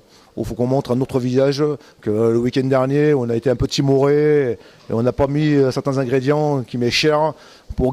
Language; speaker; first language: French; native; French